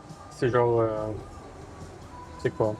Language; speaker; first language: French; native; French